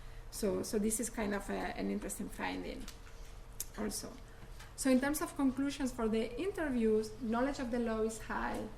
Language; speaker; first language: English; non-native, fluent; Spanish